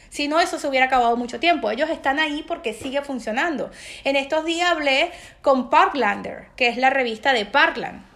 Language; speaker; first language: Spanish; native; Spanish